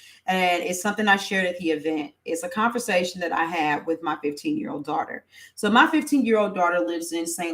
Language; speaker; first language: English; native; English